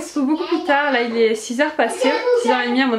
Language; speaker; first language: French; native; French